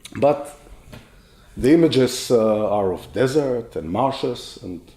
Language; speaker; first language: English; non-native, fluent; Hebrew